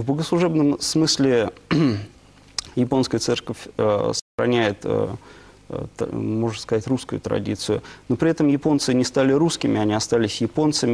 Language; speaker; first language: Russian; native; Russian